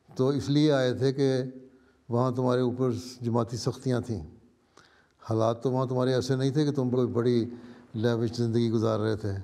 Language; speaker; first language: Urdu; native; Urdu